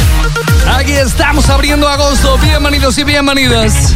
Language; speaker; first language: Spanish; native; Spanish